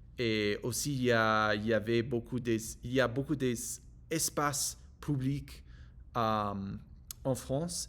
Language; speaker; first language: French; non-native, learner; English